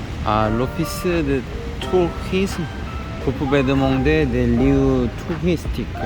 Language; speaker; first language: French; non-native, learner; Korean